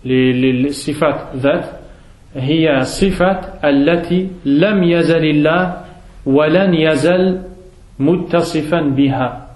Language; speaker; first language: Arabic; non-native, fluent; French